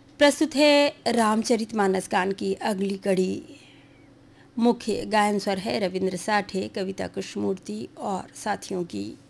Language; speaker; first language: Hindi; native; Hindi